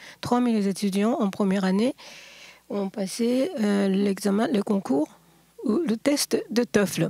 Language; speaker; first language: French; non-native, learner; Japanese